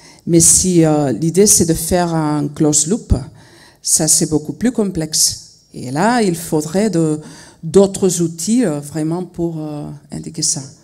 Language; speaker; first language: French; non-native, fluent; Spanish